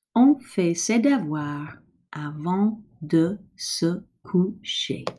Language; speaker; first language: French; non-native, fluent; English